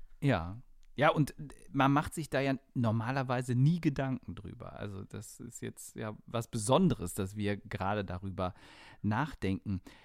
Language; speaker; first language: German; native; German